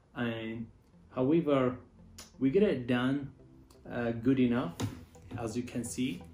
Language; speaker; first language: English; non-native, learner; Arabic